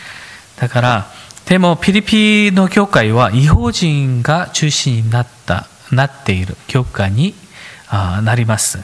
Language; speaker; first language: Japanese; non-native, fluent; Korean